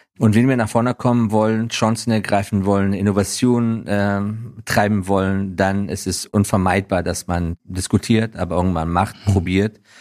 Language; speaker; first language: German; non-native, fluent; Persian